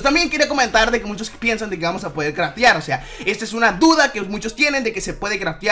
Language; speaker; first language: Spanish; native; Spanish